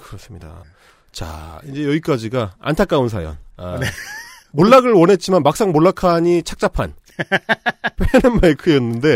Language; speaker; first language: Korean; native; Korean